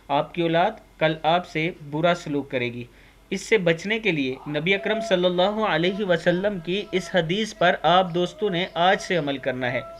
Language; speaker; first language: Urdu; non-native, local second language; Punjabi